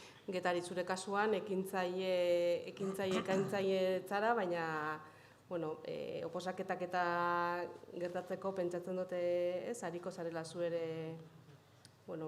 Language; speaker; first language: Basque; native; Basque